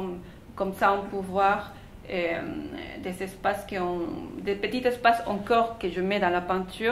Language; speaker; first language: French; non-native, fluent; Spanish